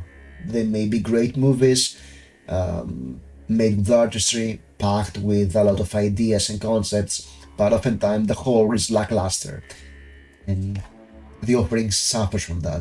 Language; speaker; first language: English; non-native, fluent; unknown